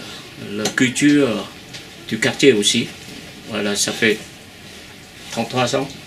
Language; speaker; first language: French; non-native, fluent; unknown